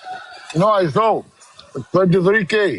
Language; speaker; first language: English; non-native, learner; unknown